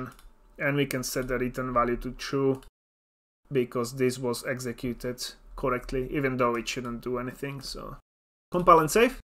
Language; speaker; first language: English; non-native, fluent; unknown